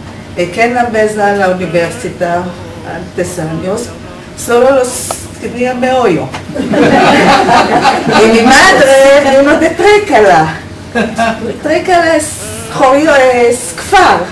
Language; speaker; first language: Spanish; non-native, learner; Hebrew